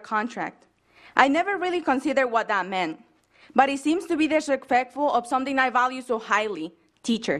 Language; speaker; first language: English; non-native, fluent; Spanish